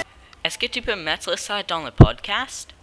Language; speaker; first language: French; non-native, learner; English